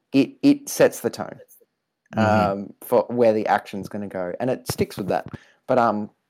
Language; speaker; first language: English; native; English